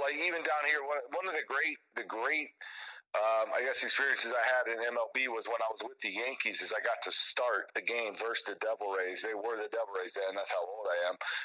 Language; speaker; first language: English; native; English